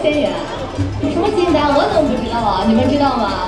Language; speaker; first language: Chinese; native; Chinese